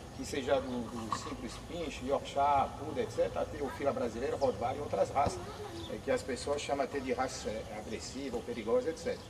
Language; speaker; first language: Portuguese; non-native, fluent; French